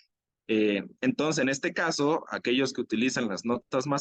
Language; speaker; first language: Spanish; native; Spanish